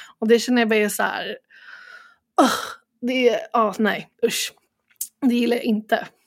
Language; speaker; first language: Swedish; native; Swedish